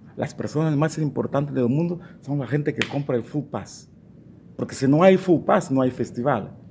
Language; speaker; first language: Spanish; non-native, fluent; Portuguese